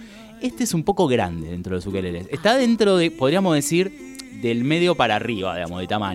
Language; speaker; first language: Spanish; native; Spanish